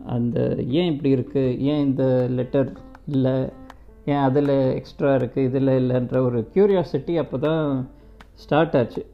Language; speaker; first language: Tamil; non-native, local second language; Kannada